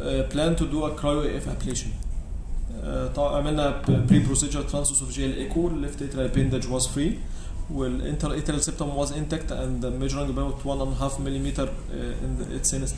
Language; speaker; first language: English; non-native, fluent; Arabic